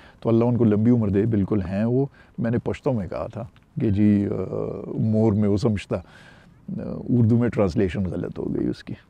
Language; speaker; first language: Urdu; non-native, local second language; Pashto